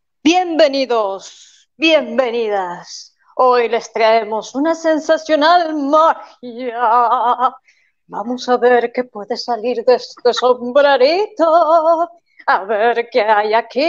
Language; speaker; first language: Spanish; native; Spanish